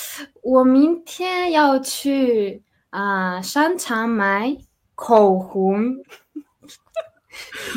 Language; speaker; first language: Chinese; non-native, learner; Spanish